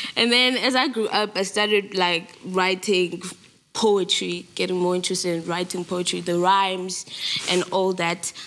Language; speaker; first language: English; non-native, local second language; Zulu